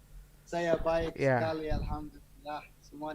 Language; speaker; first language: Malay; non-native, learner; Arabic